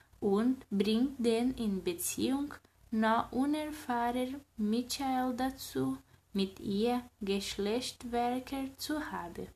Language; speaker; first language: German; non-native, learner; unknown